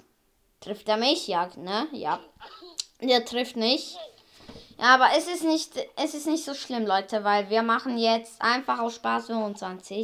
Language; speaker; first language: German; early bilingual, other home language; Hungarian